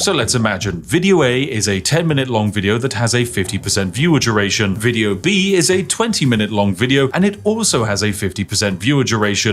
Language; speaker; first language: English; native; English